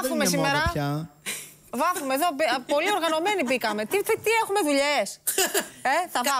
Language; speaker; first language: Greek; native; Greek